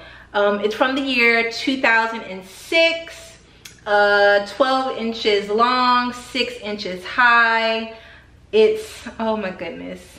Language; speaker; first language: English; native; English